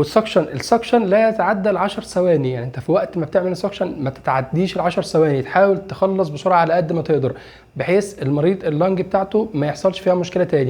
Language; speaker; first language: Arabic; native; Arabic